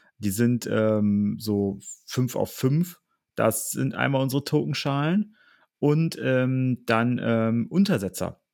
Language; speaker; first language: German; native; German